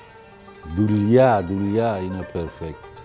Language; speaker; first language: Greek; non-native, learner; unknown